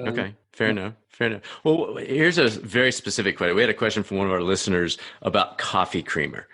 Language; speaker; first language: English; native; English